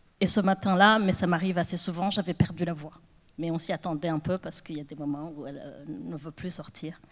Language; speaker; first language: French; non-native, local second language; Kinyarwanda